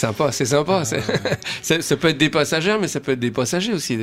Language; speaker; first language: French; native; French